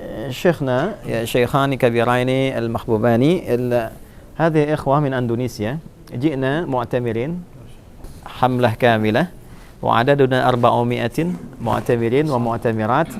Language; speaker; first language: Arabic; non-native, fluent; Indonesian